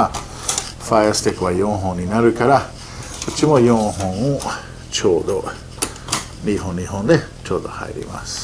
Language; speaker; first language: Japanese; non-native, fluent; English